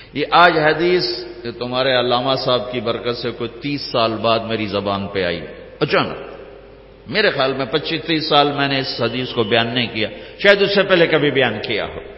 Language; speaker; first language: Urdu; native; Urdu